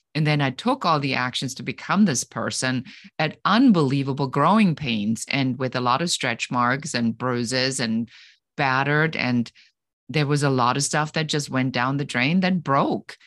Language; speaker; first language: English; non-native, fluent; German